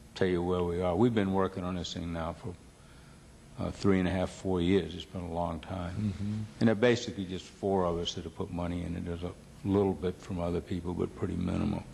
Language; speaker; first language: English; native; English